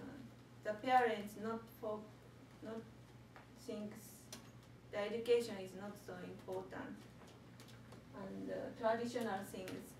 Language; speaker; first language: English; non-native, learner; Japanese